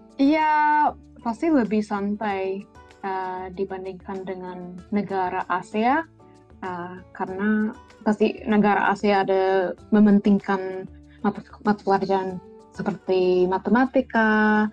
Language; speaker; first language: Indonesian; early bilingual, heritage; Indonesian